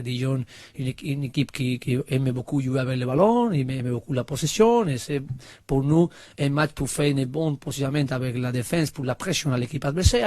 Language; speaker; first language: French; non-native, learner; Spanish